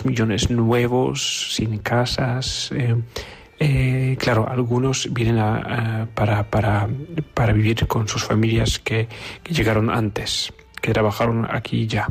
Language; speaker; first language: Spanish; non-native, fluent; Polish